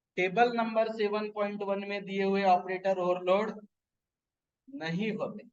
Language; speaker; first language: Hindi; non-native, local second language; Marathi